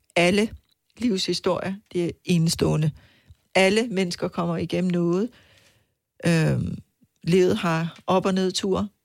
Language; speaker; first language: Danish; non-native, fluent; Persian